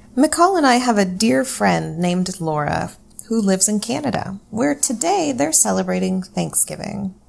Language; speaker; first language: English; native; English